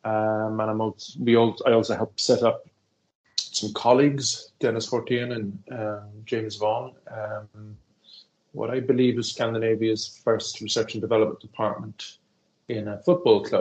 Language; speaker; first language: English; native; English